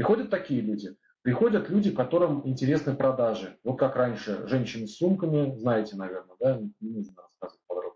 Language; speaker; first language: Russian; native; Russian